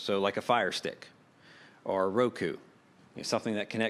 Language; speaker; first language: English; native; English